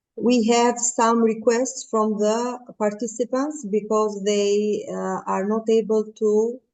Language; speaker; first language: English; non-native, fluent; Albanian